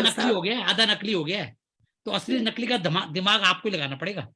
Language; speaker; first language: Hindi; native; Hindi